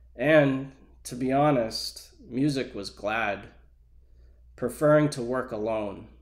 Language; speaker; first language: English; native; English